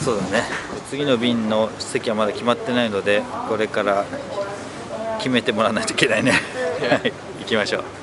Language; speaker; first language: Japanese; native; Japanese